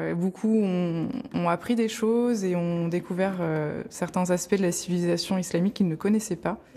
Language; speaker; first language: French; native; French